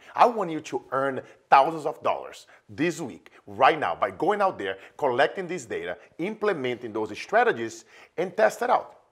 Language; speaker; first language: English; non-native, fluent; Portuguese